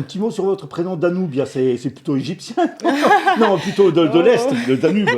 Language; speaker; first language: French; native; French